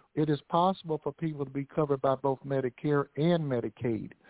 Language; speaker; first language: English; native; English